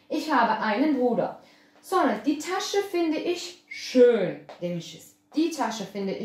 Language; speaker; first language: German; early bilingual, other home language; Turkish